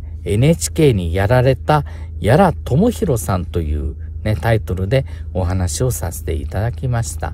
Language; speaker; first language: Japanese; native; Japanese